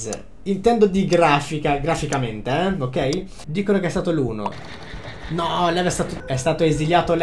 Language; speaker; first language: Italian; native; Italian